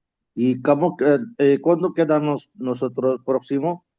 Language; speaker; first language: Spanish; non-native, learner; Urdu